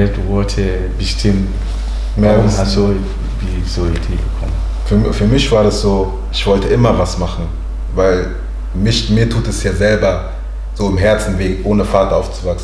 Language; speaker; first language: German; early bilingual, other home language; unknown